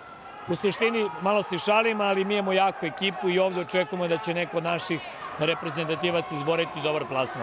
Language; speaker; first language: Serbian; native; Serbian